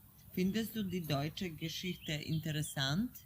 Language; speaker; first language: German; non-native, fluent; Polish